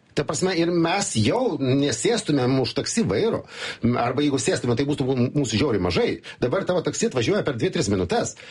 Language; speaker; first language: Lithuanian; native; Lithuanian